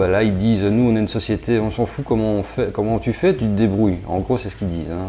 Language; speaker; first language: French; native; French